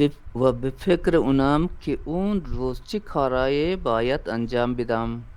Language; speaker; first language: Persian; non-native, learner; Urdu